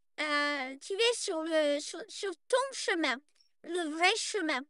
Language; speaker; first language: French; native; French